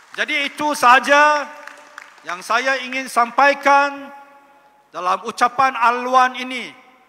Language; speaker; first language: Malay; non-native, local second language; Chinese